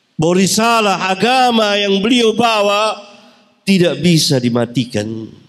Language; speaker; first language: Malay; native; Malay